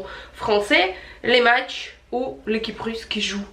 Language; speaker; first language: French; non-native, fluent; Russian